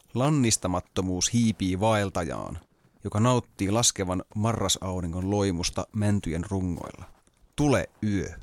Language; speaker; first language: Finnish; native; Finnish